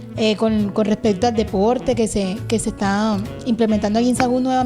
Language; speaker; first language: Spanish; native; Spanish